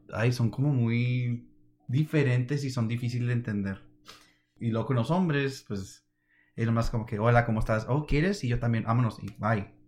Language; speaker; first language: Spanish; early bilingual, heritage; Spanish